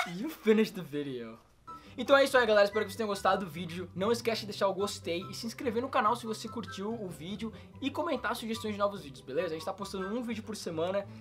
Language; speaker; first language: Portuguese; native; Portuguese